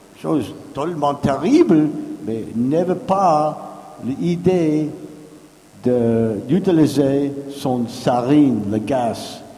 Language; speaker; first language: French; non-native, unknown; English